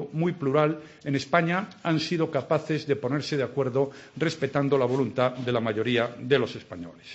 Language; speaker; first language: Spanish; native; Spanish